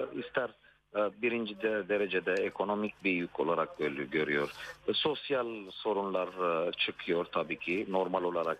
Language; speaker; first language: Turkish; non-native, fluent; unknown